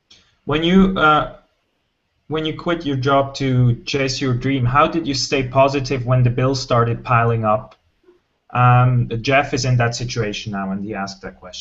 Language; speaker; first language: English; non-native, fluent; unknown